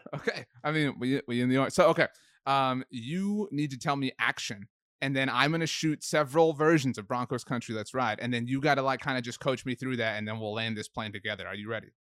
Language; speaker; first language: English; native; English